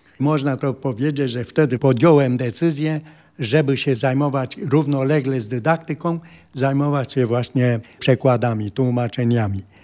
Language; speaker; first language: Polish; non-native, fluent; Romanian